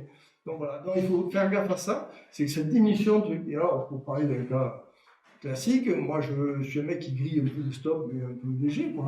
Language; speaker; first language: French; native; French